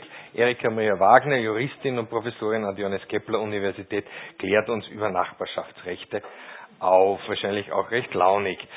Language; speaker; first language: German; native; German